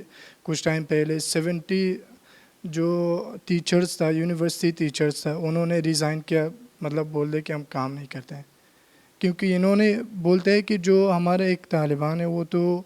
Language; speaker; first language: Hindi; non-native, learner; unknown